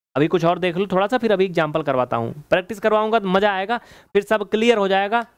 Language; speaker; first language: Hindi; native; Hindi